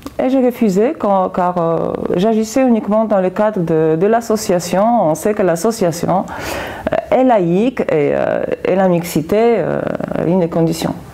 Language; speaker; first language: French; non-native, fluent; Polish